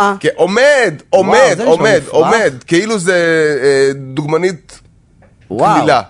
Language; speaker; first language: Hebrew; native; Hebrew